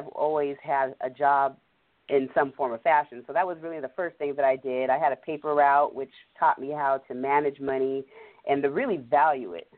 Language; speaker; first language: English; native; English